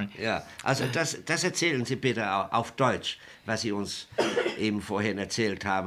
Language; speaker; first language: German; non-native, fluent; Danish